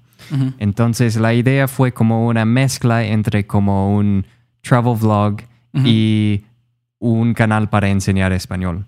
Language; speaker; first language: Spanish; non-native, fluent; English